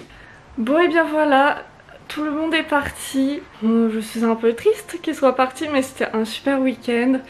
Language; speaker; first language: French; native; French